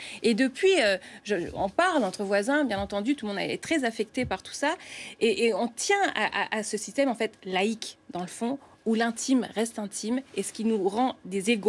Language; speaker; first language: French; native; French